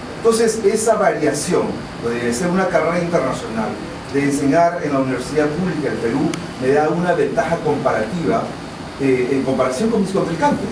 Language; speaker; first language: Spanish; non-native, local second language; Shipibo-Conibo